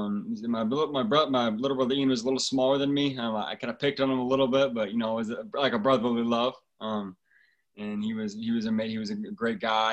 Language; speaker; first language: English; native; English